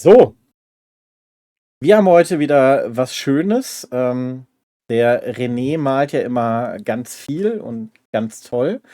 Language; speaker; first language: German; native; German